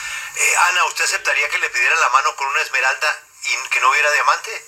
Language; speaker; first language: Spanish; native; Spanish